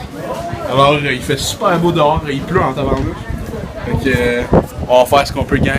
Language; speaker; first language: French; native; French